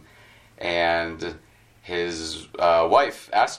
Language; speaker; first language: English; native; English